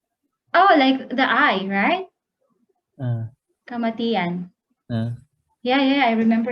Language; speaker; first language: English; non-native, local second language; Filipino